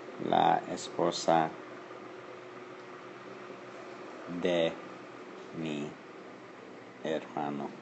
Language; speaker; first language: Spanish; non-native, fluent; English